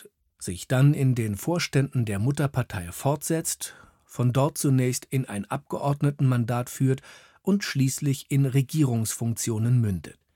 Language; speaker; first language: German; native; German